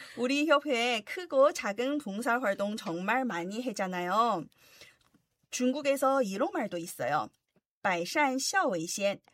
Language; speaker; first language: Korean; non-native, fluent; Chinese